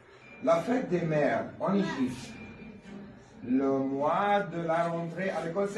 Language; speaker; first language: French; non-native, fluent; Arabic